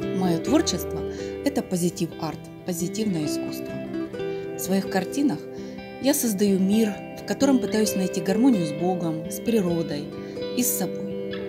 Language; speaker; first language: Russian; native; Russian